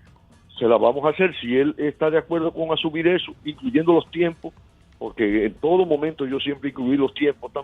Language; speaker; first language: Spanish; native; Spanish